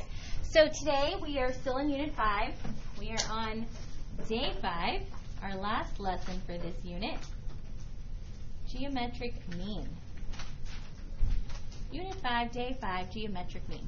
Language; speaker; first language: English; native; English